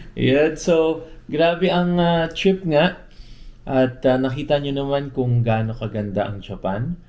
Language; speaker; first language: Filipino; native; Filipino